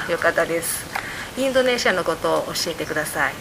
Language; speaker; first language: Japanese; native; Japanese